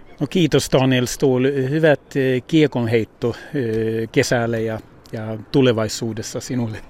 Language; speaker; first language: Finnish; early bilingual, heritage; Swedish